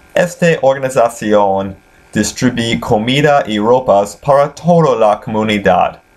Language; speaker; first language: Spanish; non-native, learner; English